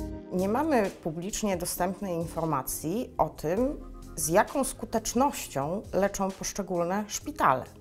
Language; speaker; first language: Polish; native; Polish